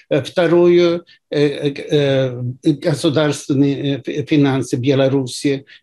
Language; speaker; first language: Russian; non-native, fluent; Swedish